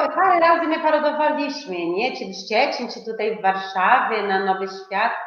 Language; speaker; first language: Polish; non-native, fluent; Portuguese